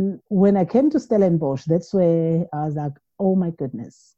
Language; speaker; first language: English; non-native, local second language; Zulu